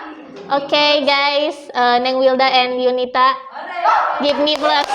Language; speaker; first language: English; non-native, learner; Indonesian